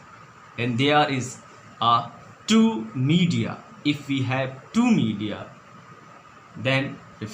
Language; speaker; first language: English; non-native, local second language; Hindi